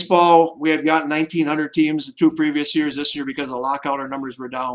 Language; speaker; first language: English; native; English